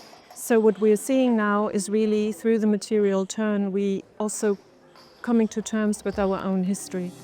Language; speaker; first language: English; non-native, fluent; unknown